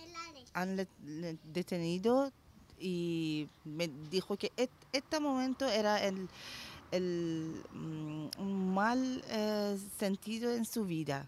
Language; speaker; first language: Spanish; non-native, learner; Persian